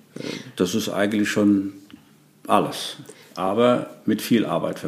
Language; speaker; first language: German; native; German